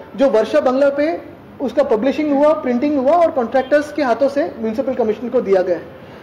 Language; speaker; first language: Hindi; non-native, local second language; Marathi